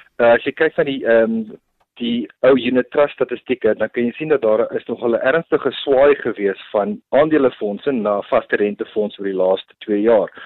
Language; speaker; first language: Afrikaans; native; Afrikaans